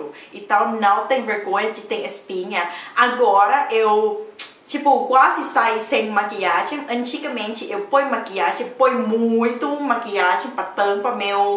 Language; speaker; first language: Portuguese; non-native, learner; Thai